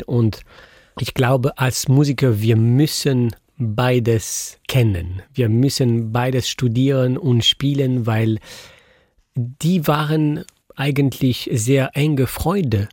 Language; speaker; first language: German; non-native, fluent; French